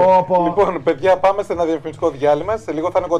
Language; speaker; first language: Greek; native; Greek